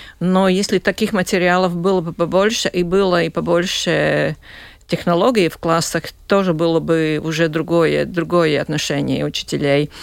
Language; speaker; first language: Russian; non-native, local second language; Latvian